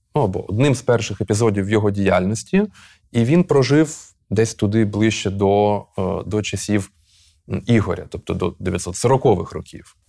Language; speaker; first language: Ukrainian; native; Ukrainian